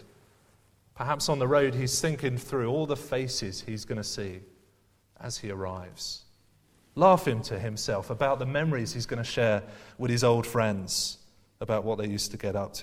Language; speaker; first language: English; native; English